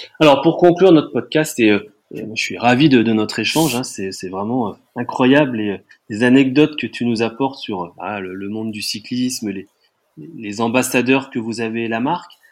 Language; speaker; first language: French; native; French